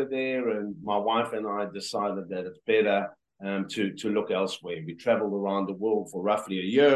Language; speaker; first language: English; native; English